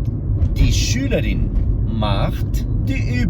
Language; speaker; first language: German; non-native, fluent; Portuguese